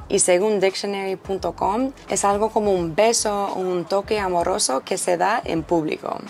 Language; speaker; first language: Spanish; non-native, fluent; English